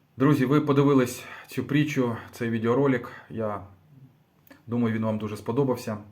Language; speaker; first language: Ukrainian; native; Ukrainian